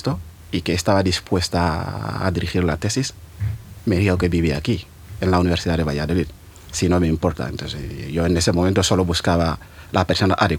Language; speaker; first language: Spanish; non-native, fluent; Mandingo